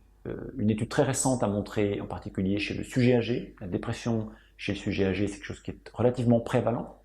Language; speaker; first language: French; native; French